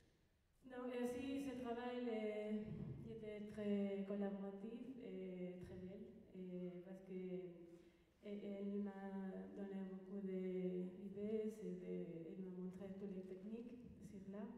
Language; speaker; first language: French; non-native, learner; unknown